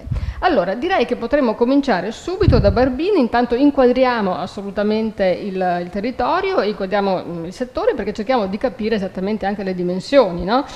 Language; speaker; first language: Italian; native; Italian